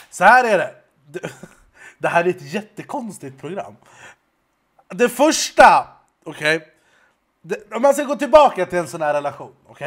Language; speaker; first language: Swedish; native; Swedish